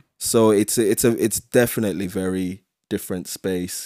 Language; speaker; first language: English; non-native, local second language; Yoruba